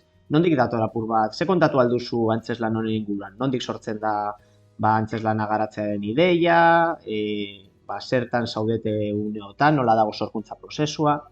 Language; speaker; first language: Basque; native; Basque